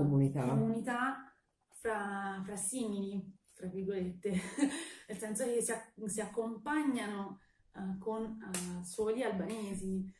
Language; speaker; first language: Italian; early bilingual, other home language; Albanian